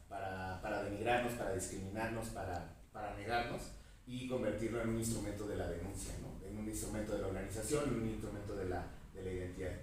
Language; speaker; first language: Spanish; native; Spanish